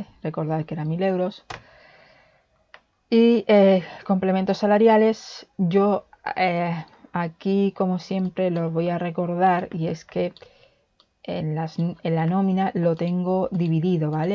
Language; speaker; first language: Spanish; native; Spanish